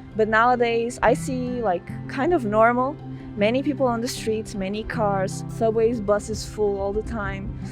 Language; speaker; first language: English; non-native, fluent; Portuguese